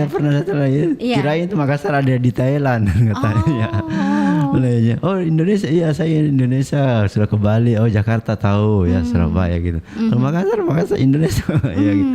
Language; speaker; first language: Indonesian; native; Indonesian